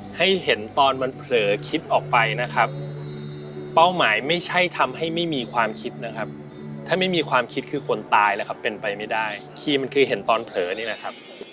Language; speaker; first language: Thai; native; Thai